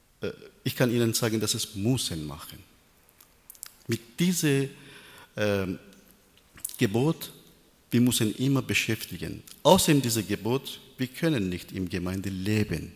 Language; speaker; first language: German; non-native, learner; Persian